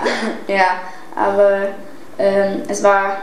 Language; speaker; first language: German; non-native, learner; Dutch